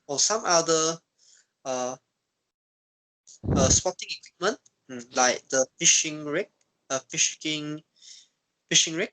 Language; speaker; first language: English; non-native, learner; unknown